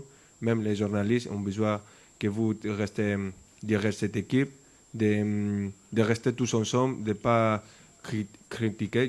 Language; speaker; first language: French; non-native, fluent; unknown